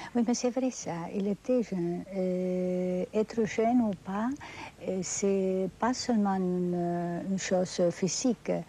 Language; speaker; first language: French; non-native, fluent; Spanish